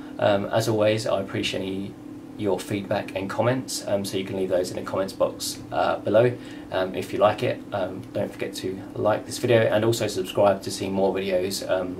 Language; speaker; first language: English; native; English